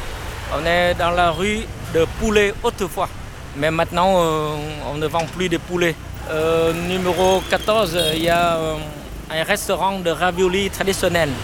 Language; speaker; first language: French; non-native, fluent; Vietnamese